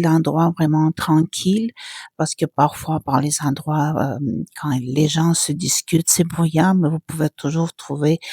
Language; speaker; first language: French; non-native, fluent; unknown